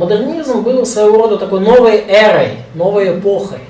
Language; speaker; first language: Russian; native; Russian